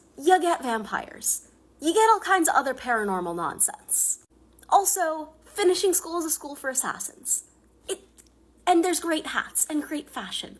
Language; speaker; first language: English; native; English